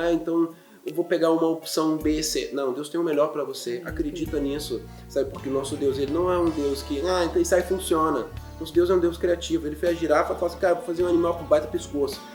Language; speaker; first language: Portuguese; non-native, fluent; German